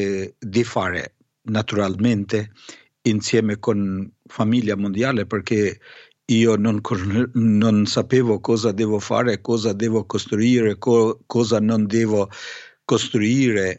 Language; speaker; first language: Italian; non-native, fluent; Albanian